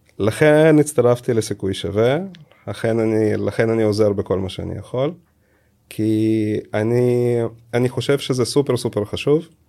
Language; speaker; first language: Hebrew; early bilingual, other home language; Russian